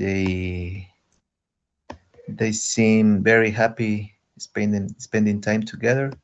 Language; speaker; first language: English; non-native, learner; Spanish